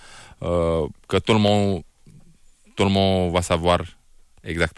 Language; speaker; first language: French; non-native, fluent; Romanian